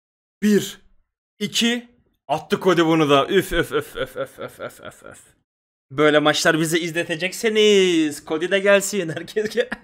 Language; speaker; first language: Turkish; native; Turkish